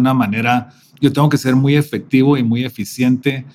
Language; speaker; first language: Spanish; native; Spanish